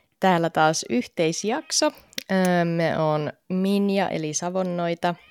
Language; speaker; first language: Finnish; native; Finnish